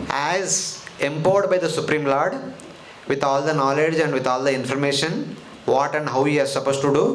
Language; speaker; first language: English; non-native, local second language; Telugu